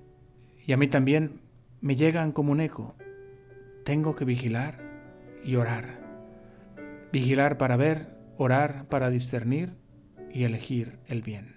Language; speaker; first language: Spanish; native; Spanish